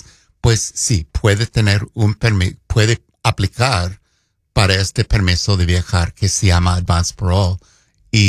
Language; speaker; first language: Spanish; non-native, fluent; English